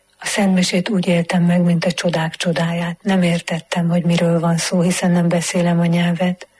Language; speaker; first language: Hungarian; native; Hungarian